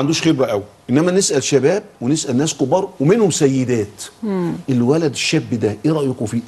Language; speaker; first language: Arabic; native; Arabic